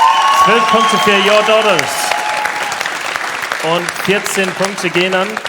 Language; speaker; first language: German; native; German